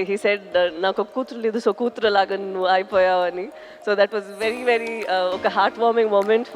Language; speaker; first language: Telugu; non-native, fluent; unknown